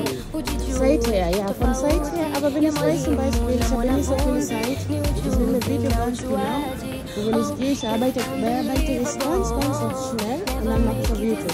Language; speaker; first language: German; non-native, learner; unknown